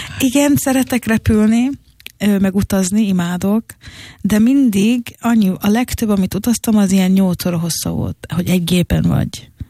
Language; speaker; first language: Hungarian; early bilingual, heritage; Hungarian